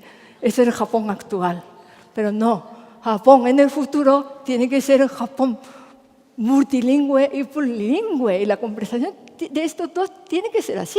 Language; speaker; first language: Spanish; non-native, fluent; Japanese